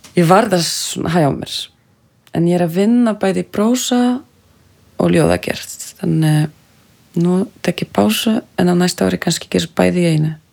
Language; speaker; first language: Icelandic; non-native, fluent; French